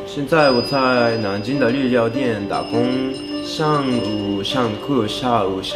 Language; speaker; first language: Chinese; non-native, learner; Japanese